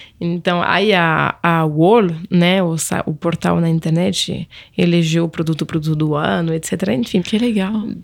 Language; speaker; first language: Portuguese; non-native, fluent; French